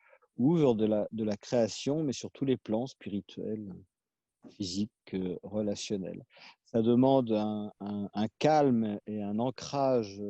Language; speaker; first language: French; native; French